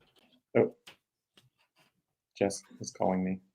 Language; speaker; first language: English; native; English